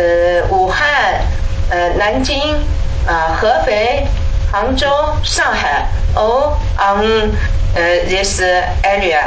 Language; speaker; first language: English; non-native, learner; Chinese